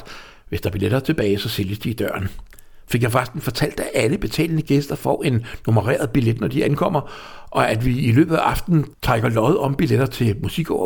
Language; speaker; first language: Danish; native; Danish